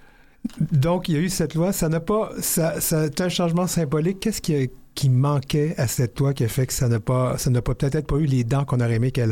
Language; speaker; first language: French; native; French